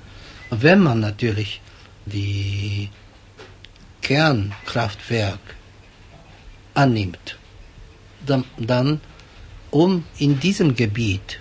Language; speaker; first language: German; non-native, fluent; Japanese